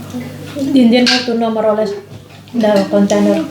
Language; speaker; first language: Indonesian; native; Indonesian